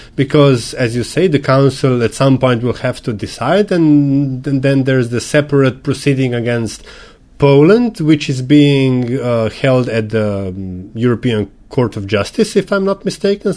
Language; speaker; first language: English; non-native, fluent; Slovenian